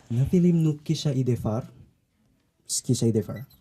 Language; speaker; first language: Albanian; non-native, learner; Indonesian